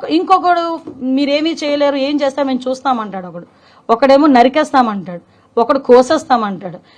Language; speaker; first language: Telugu; native; Telugu